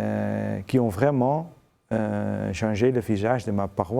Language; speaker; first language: French; non-native, fluent; Dutch